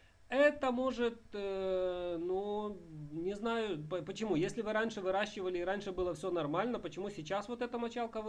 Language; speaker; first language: Russian; native; Russian